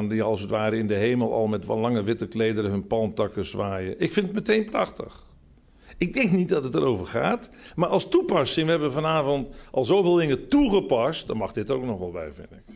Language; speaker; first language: Dutch; native; Dutch